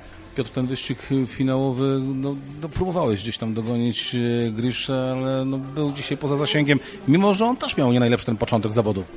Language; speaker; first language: Polish; native; Polish